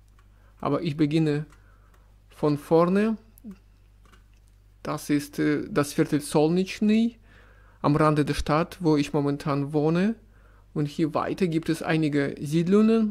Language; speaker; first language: German; non-native, fluent; Russian